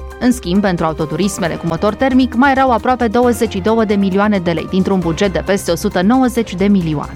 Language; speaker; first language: Romanian; native; Romanian